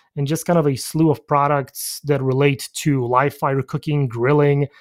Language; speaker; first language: English; early bilingual, other home language; Polish